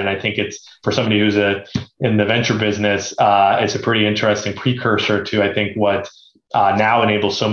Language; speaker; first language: English; native; English